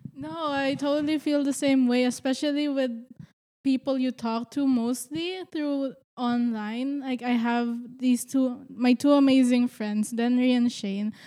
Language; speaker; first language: English; non-native, local second language; Filipino